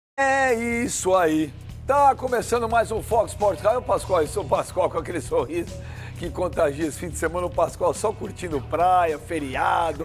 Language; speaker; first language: Portuguese; native; Portuguese